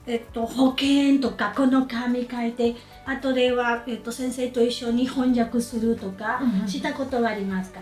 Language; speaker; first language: Japanese; non-native, learner; Spanish